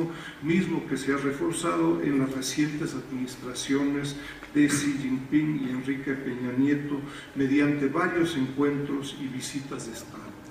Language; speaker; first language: Spanish; native; Spanish